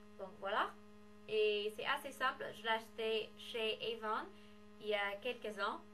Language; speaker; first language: French; non-native, learner; English